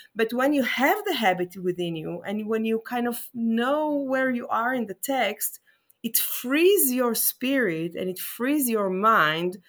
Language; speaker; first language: English; non-native, fluent; Hebrew